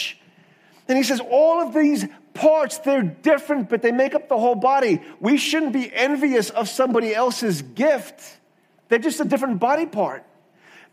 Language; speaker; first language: English; native; English